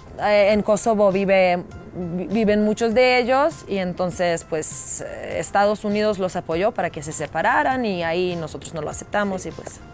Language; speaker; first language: Spanish; non-native, fluent; Serbian